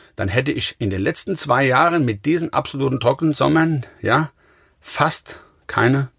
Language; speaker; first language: German; native; German